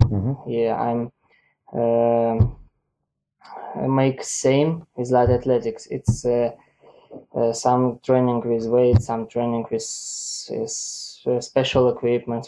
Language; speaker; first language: English; non-native, learner; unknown